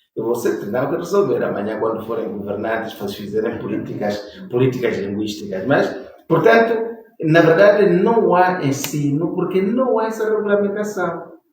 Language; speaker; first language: Portuguese; non-native, local second language; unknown